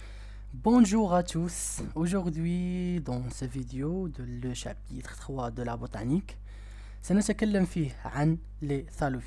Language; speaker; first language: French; non-native, local second language; Arabic